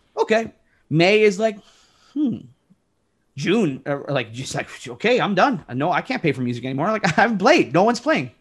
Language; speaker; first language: English; native; English